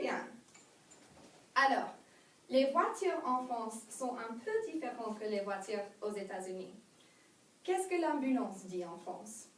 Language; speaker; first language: French; non-native, learner; English